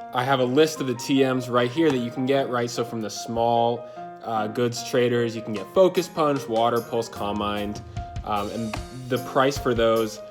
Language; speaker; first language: English; native; English